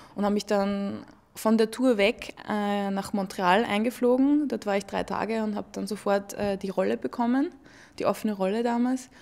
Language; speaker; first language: German; native; German